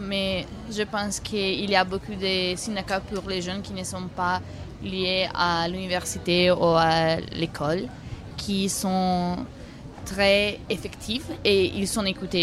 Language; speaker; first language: French; non-native, fluent; Italian